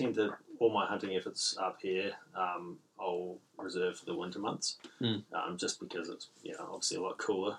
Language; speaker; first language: English; native; English